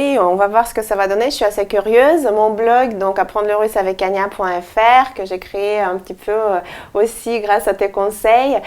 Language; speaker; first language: French; non-native, fluent; Russian